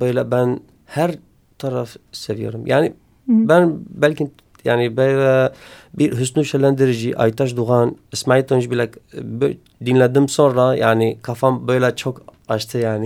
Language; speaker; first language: Turkish; non-native, learner; Kurdish